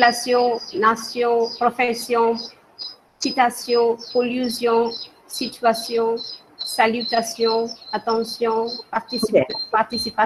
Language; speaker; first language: French; non-native, fluent; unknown